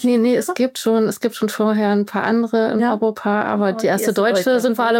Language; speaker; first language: German; native; German